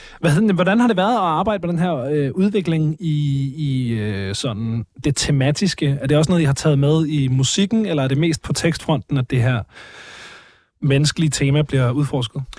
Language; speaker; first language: Danish; native; Danish